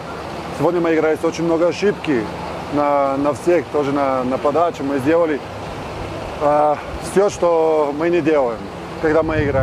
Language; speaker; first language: Russian; non-native, learner; Bulgarian